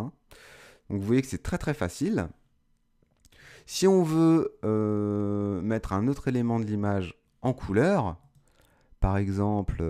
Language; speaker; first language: French; native; French